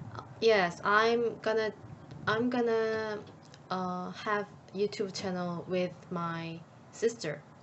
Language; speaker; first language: English; non-native, learner; Korean